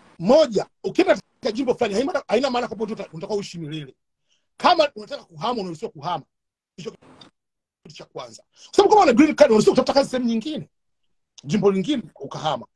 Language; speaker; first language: Swahili; native; Swahili